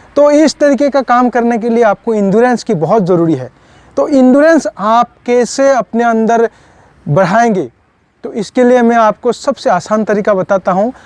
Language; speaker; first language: Hindi; non-native, local second language; Assamese